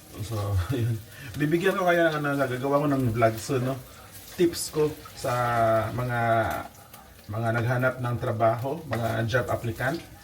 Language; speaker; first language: Filipino; non-native, local second language; Cebuano